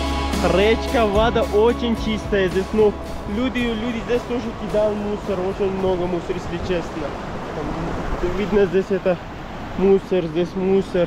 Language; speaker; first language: Russian; non-native, learner; Pashto